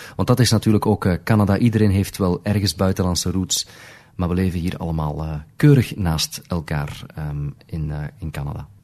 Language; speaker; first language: Dutch; native; Dutch